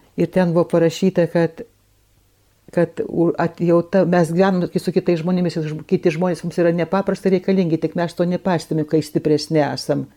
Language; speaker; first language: Lithuanian; native; Lithuanian